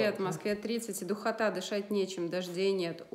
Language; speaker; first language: Russian; native; Russian